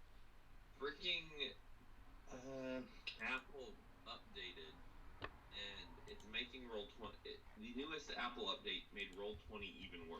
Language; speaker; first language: English; native; English